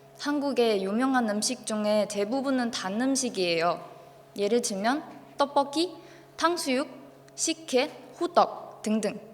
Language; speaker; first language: Korean; non-native, learner; Chinese